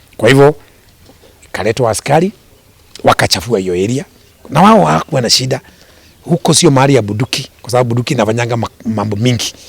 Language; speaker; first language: Swahili; non-native, local second language; Kikuyu